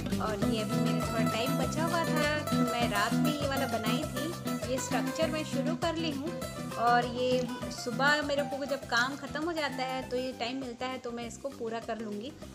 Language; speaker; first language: Hindi; native; Hindi